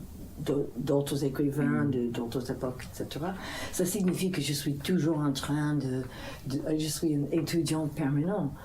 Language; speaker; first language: French; non-native, fluent; English